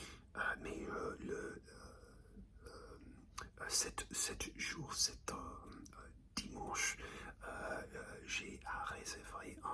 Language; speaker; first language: French; non-native, learner; English